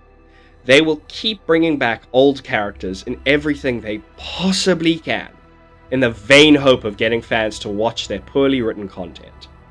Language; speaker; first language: English; native; English